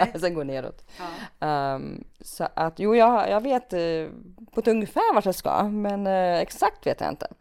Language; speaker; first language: Swedish; early bilingual, other home language; Finnish